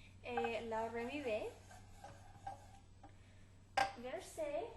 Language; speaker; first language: French; non-native, learner; English